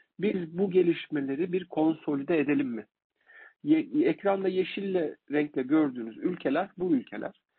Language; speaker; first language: Turkish; native; Turkish